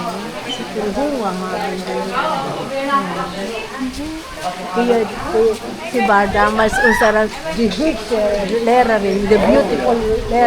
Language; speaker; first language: German; non-native, learner; Filipino